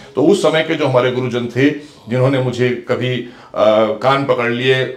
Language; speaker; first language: Hindi; native; Hindi